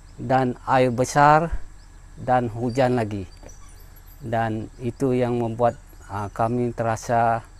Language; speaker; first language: Malay; non-native, local second language; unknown